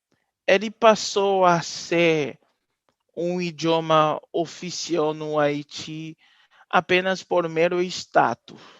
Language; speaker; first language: Portuguese; non-native, fluent; Haitian Creole